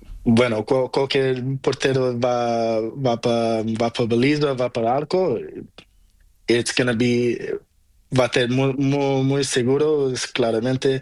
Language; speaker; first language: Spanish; non-native, learner; Portuguese